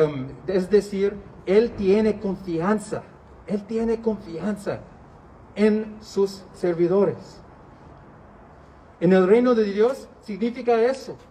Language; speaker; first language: Spanish; non-native, learner; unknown